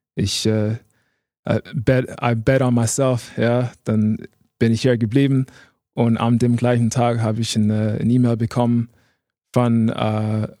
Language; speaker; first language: German; non-native, fluent; English